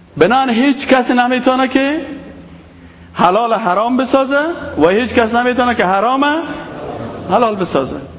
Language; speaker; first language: Persian; native; Persian